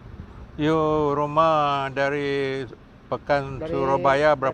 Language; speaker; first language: Malay; native; Malay